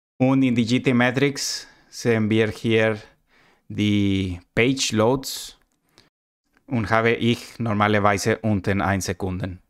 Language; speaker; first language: German; non-native, learner; Spanish